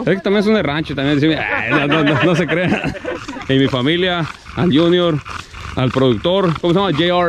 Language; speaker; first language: Spanish; early bilingual, heritage; Spanish